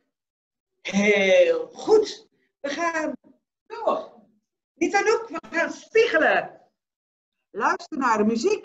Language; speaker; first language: Dutch; native; Dutch